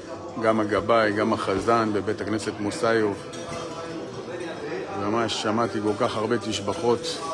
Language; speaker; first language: Hebrew; native; Hebrew